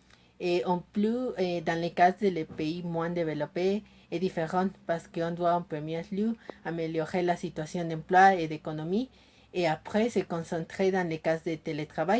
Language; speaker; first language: French; non-native, learner; Spanish